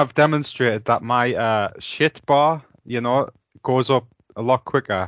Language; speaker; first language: English; native; English